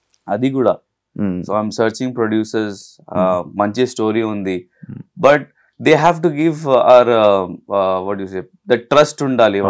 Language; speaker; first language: Telugu; non-native, learner; Hindi